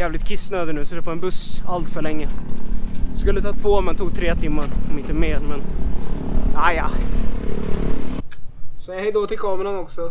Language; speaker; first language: Swedish; native; Swedish